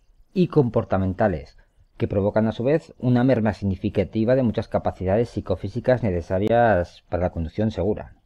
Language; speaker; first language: Spanish; native; Spanish